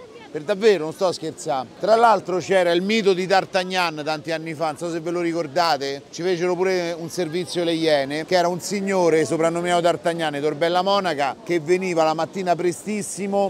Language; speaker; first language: Italian; native; Italian